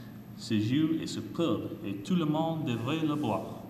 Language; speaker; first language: French; non-native, learner; English